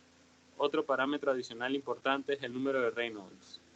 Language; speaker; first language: Spanish; native; Spanish